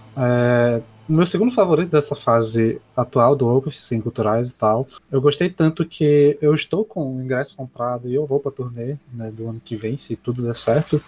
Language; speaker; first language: Portuguese; native; Portuguese